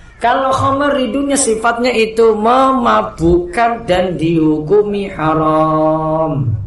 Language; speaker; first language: Indonesian; native; Indonesian